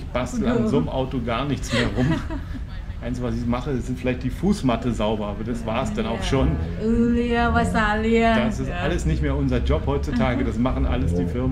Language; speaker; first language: German; native; German